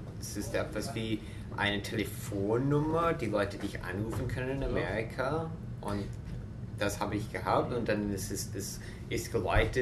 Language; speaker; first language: German; non-native, fluent; English